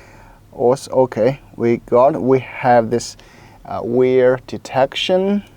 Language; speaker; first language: English; non-native, local second language; Chinese